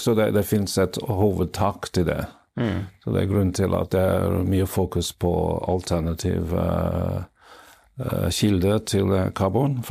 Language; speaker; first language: Norwegian; non-native, fluent; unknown